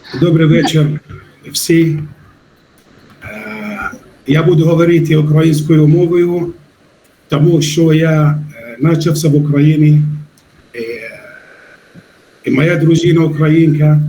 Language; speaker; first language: Ukrainian; non-native, learner; Arabic